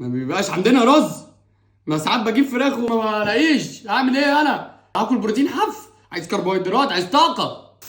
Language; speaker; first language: Arabic; native; Arabic